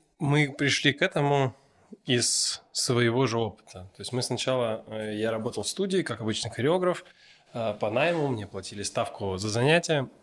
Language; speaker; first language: Russian; native; Russian